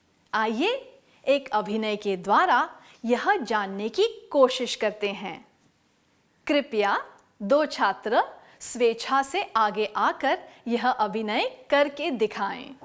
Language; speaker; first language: Hindi; native; Hindi